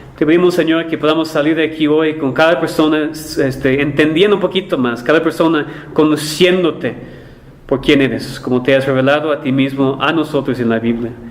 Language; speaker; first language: Spanish; non-native, fluent; English